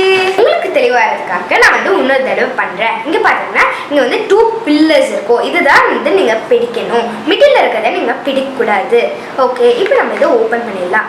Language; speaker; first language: Tamil; native; Tamil